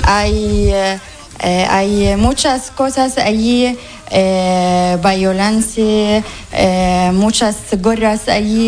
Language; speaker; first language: Spanish; non-native, learner; Arabic